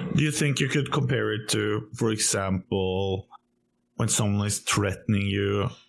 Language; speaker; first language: English; non-native, fluent; Norwegian